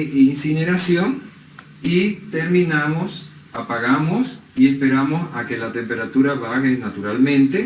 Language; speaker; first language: Spanish; native; Spanish